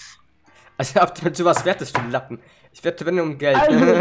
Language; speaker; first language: German; native; German